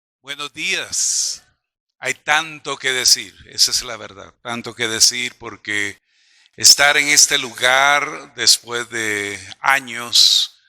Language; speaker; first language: Spanish; native; Spanish